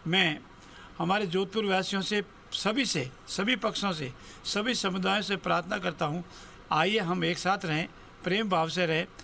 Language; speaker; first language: Hindi; native; Hindi